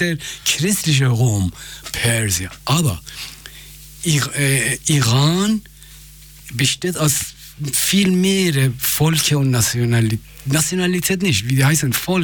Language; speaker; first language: German; non-native, fluent; Persian